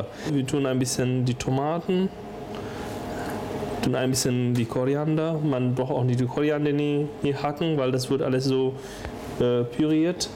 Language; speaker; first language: German; non-native, fluent; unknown